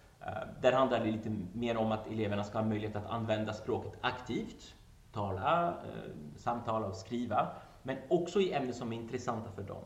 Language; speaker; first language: Swedish; non-native, fluent; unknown